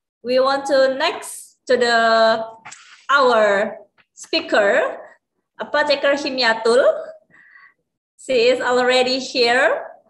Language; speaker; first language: English; non-native, learner; Indonesian